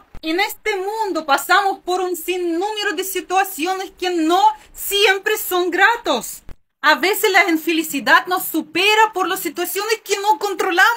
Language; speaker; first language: Spanish; non-native, fluent; Russian